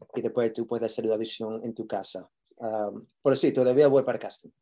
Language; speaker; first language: Spanish; early bilingual, heritage; Spanish